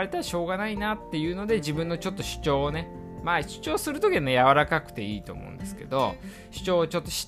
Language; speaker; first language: Japanese; native; Japanese